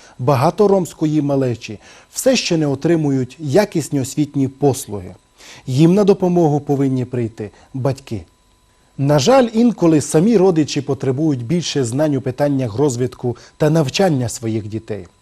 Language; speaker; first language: Ukrainian; non-native, local second language; Romany